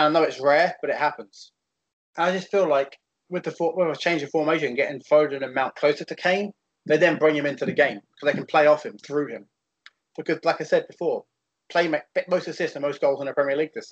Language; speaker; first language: English; native; English